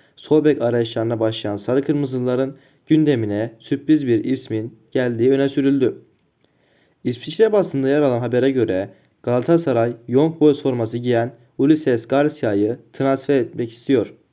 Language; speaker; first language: Turkish; native; Turkish